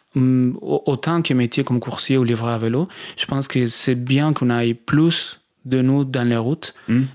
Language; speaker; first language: French; non-native, fluent; Spanish